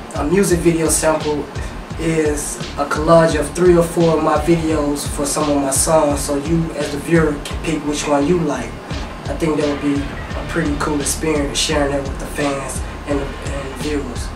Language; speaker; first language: English; native; English